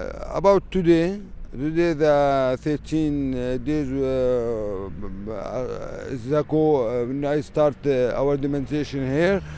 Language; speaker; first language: English; non-native, learner; Arabic